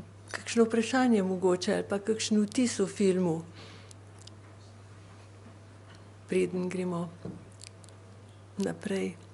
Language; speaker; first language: Slovenian; native; Slovenian